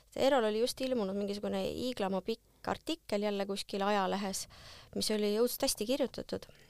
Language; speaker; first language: Estonian; native; Estonian